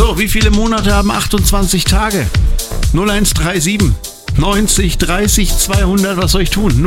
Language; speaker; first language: German; native; German